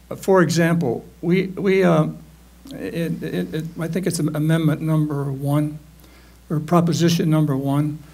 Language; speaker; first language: English; native; English